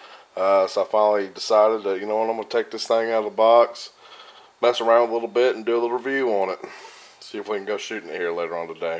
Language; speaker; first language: English; native; English